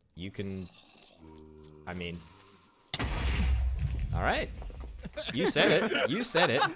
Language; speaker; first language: English; native; English